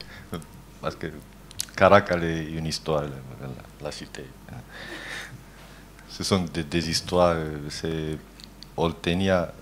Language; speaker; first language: French; non-native, fluent; Romanian